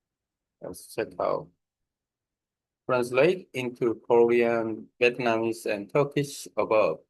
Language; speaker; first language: English; non-native, learner; Korean